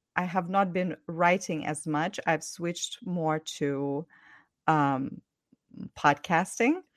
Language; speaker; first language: English; non-native, fluent; Ukrainian